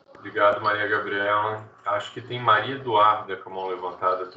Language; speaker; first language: Portuguese; native; Portuguese